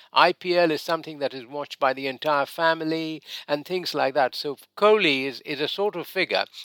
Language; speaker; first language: English; non-native, local second language; Bangla